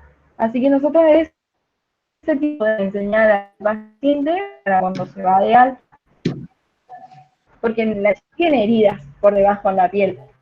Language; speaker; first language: Spanish; native; Spanish